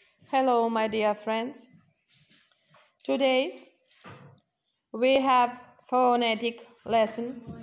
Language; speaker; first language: English; non-native, fluent; Ukrainian